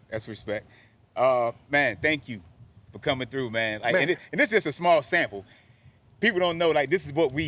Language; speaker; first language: English; native; English